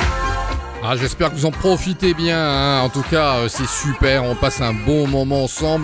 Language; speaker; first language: French; native; French